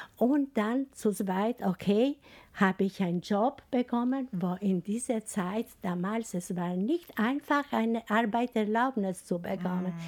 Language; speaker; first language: German; non-native, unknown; Albanian